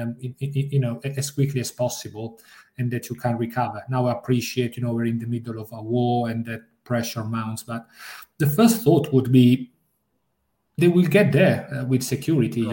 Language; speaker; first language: English; non-native, fluent; Italian